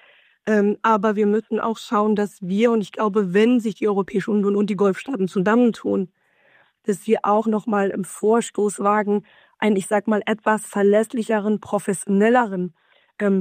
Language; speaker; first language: German; native; German